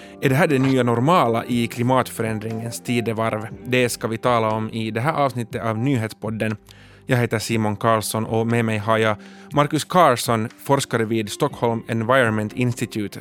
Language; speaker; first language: Swedish; native; Swedish